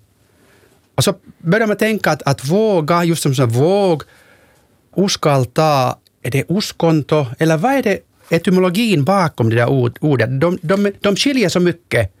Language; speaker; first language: Swedish; non-native, local second language; Finnish